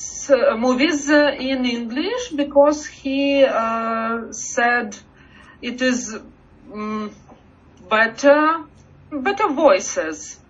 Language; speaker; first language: English; non-native, learner; Russian